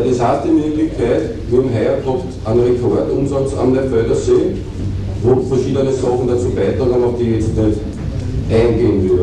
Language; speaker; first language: German; native; German